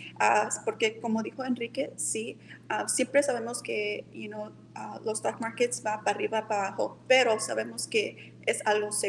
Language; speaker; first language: Spanish; early bilingual, heritage; Spanish